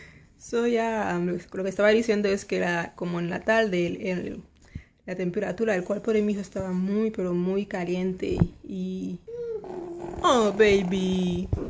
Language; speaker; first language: Spanish; non-native, fluent; Haitian Creole